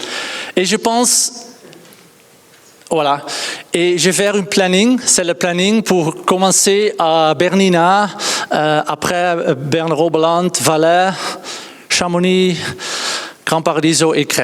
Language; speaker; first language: French; non-native, learner; Dutch